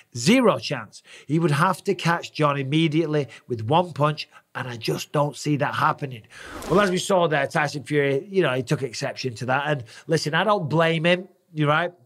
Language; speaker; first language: English; native; English